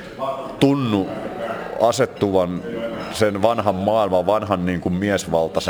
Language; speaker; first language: Finnish; native; Finnish